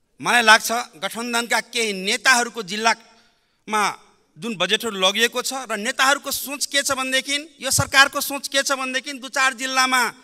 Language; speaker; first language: Nepali; non-native, local second language; Maithili